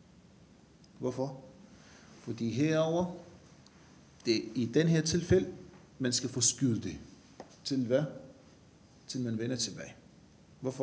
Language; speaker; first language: Danish; non-native, fluent; Arabic